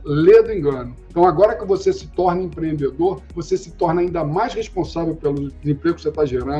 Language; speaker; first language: Portuguese; native; Portuguese